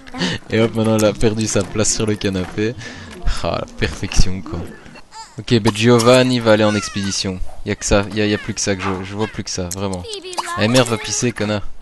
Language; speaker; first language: French; native; French